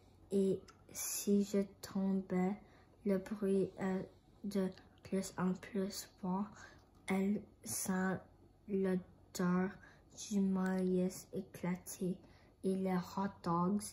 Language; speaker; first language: French; non-native, learner; English